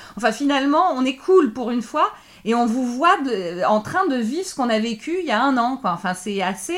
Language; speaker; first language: French; native; French